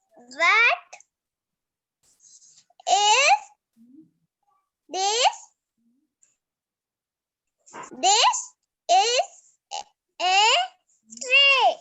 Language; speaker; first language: English; non-native, learner; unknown